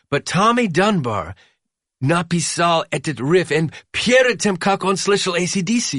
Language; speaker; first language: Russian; non-native, learner; English